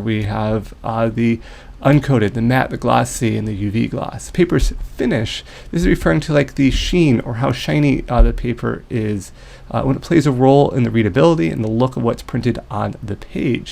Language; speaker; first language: English; native; English